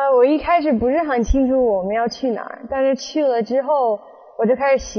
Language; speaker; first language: Chinese; early bilingual, other home language; English